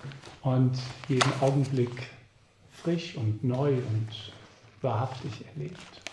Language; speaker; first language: German; native; German